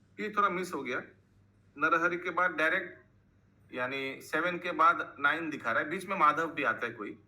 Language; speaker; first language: Hindi; non-native, local second language; Bangla